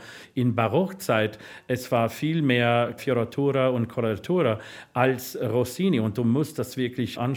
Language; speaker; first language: German; non-native, fluent; English